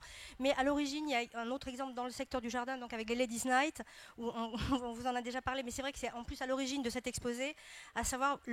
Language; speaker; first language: French; native; French